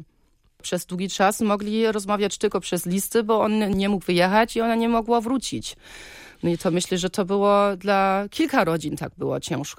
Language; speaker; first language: Polish; early bilingual, heritage; Polish